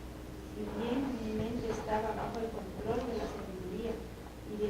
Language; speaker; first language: Spanish; native; Spanish